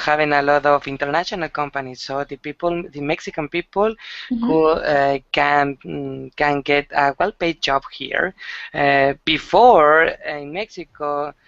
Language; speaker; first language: English; non-native, learner; Spanish